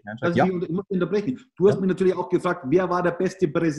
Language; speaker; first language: German; native; German